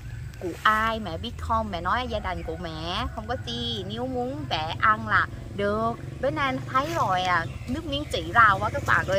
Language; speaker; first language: Vietnamese; non-native, learner; Thai